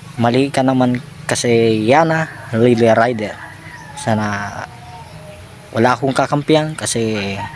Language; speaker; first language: Filipino; native; Filipino